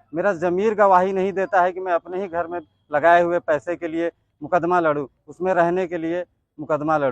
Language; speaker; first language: Hindi; native; Hindi